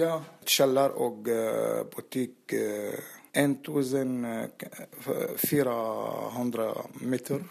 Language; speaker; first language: Norwegian; non-native, learner; Arabic